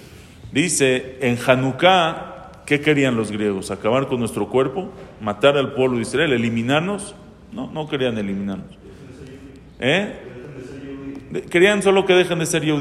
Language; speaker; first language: Spanish; native; Spanish